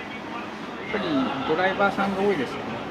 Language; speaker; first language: Japanese; native; Japanese